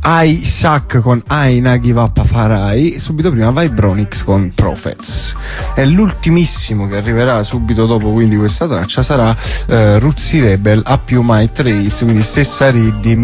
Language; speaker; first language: Italian; native; Italian